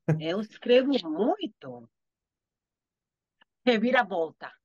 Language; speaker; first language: Portuguese; non-native, learner; Spanish